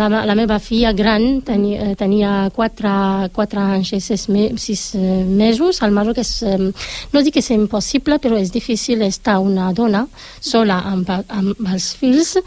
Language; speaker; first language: Catalan; non-native, fluent; Arabic